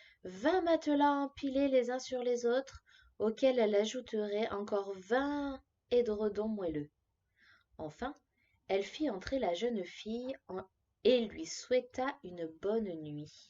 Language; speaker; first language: French; native; French